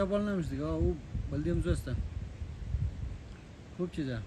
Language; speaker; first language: Persian; native; Persian